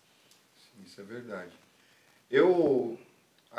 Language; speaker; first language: Portuguese; native; Portuguese